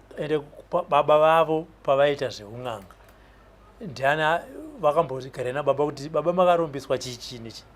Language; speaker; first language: Shona; native; Shona